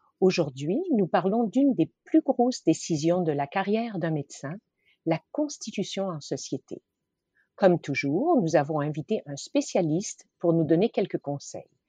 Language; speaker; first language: French; native; French